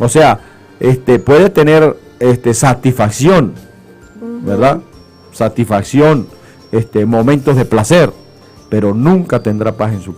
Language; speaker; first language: Spanish; native; Spanish